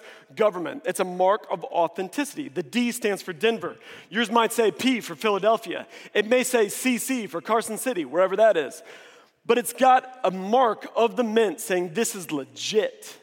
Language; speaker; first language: English; native; English